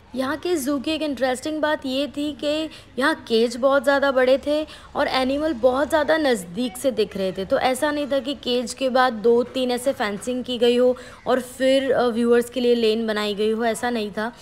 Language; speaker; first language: Hindi; non-native, local second language; Gujarati